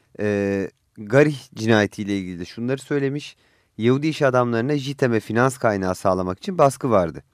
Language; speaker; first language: Turkish; native; Turkish